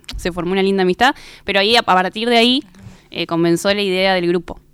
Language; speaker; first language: Spanish; native; Spanish